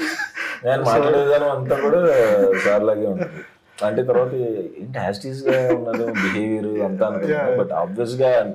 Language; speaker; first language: Telugu; native; Telugu